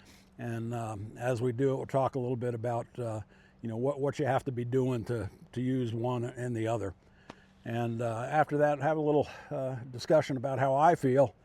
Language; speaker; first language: English; native; English